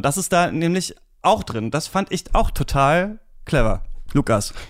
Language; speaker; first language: German; native; German